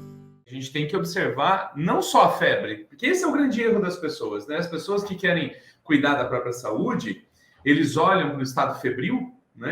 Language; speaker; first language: Portuguese; native; Portuguese